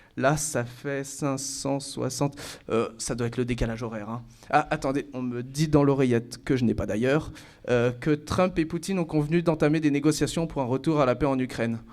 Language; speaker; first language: French; native; French